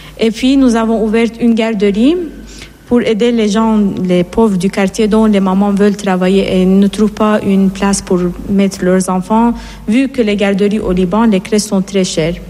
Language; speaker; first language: French; non-native, fluent; Persian